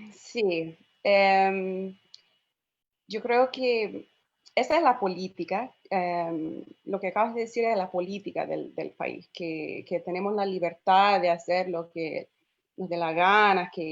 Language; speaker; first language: Spanish; non-native, fluent; English